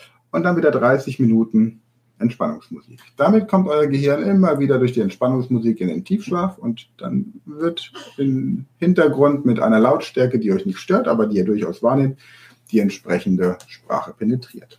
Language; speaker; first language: German; native; German